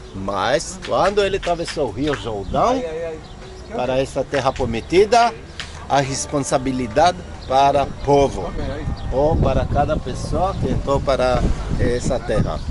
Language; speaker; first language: Portuguese; non-native, fluent; Hebrew